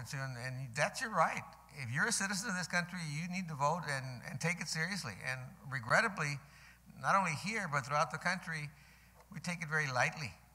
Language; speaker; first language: English; early bilingual, other home language; Spanish